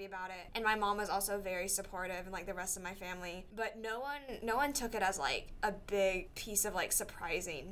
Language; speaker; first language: English; native; English